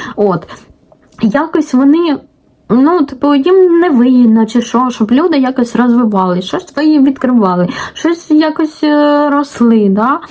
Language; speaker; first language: Ukrainian; non-native, local second language; Russian